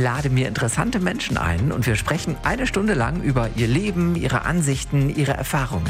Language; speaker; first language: German; native; German